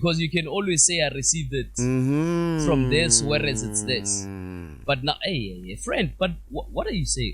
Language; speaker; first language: English; non-native, local second language; Zulu